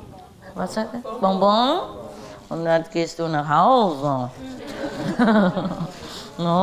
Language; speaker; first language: German; non-native, learner; Vietnamese